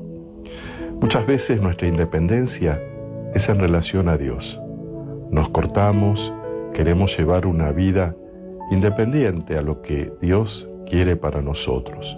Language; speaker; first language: Spanish; native; Spanish